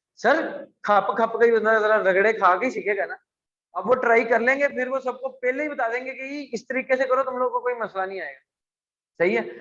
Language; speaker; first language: Urdu; non-native, local second language; Punjabi